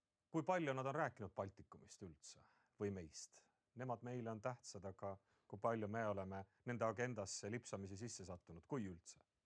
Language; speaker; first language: Estonian; native; Estonian